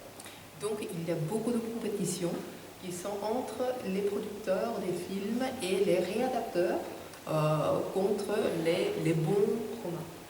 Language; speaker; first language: French; non-native, fluent; Korean